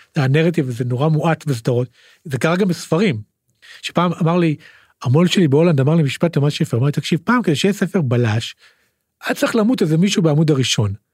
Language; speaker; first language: Hebrew; native; Hebrew